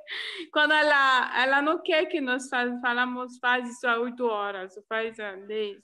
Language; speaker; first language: Portuguese; non-native, fluent; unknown